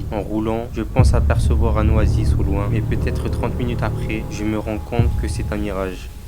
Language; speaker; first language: French; native; French